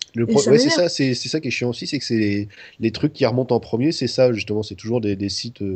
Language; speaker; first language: French; native; French